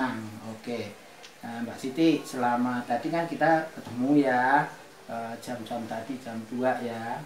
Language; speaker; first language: Indonesian; native; Indonesian